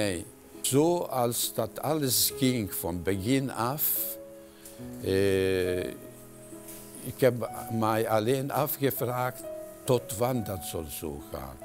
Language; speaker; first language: Dutch; non-native, fluent; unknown